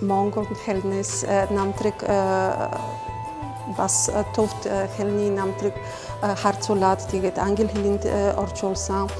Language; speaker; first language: Mongolian; non-native, fluent; Polish